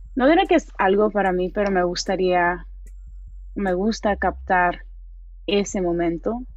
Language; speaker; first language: Spanish; early bilingual, heritage; Spanish